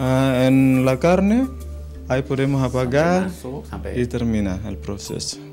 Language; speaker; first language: Spanish; non-native, fluent; Indonesian